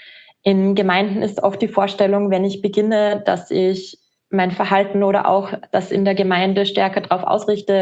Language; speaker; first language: German; native; German